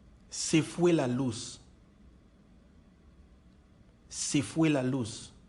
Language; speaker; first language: Spanish; non-native, learner; Haitian Creole